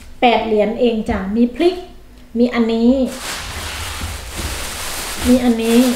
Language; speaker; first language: Thai; non-native, local second language; Northeastern Thai